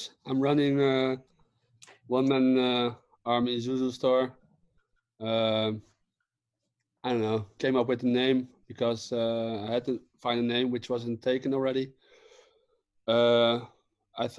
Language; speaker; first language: English; non-native, fluent; Dutch